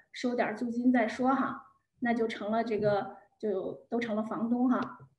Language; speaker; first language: Chinese; native; Chinese